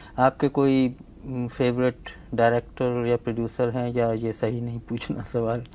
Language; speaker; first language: Hindi; native; Hindi